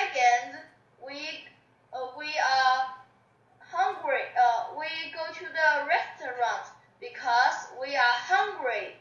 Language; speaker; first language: English; non-native, learner; Chinese